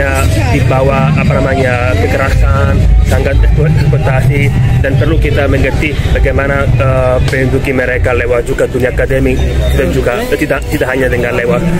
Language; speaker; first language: Indonesian; non-native, fluent; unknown